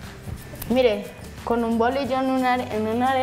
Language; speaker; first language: Spanish; native; Spanish